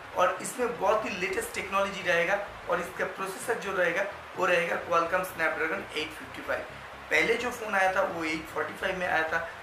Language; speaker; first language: Hindi; non-native, local second language; Bangla